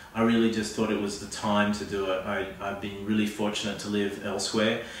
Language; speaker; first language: English; native; English